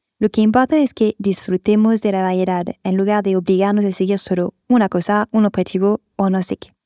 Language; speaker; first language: Spanish; non-native, fluent; French